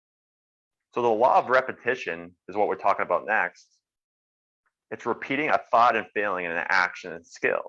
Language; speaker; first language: English; native; English